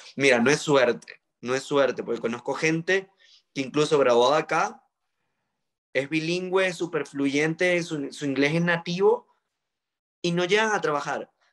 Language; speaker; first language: Spanish; native; Spanish